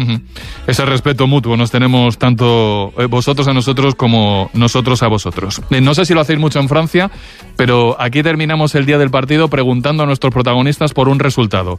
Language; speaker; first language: Spanish; native; Spanish